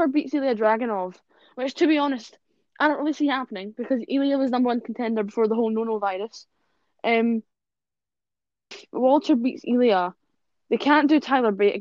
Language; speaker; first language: English; native; English